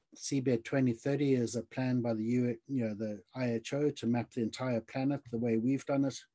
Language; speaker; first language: English; native; English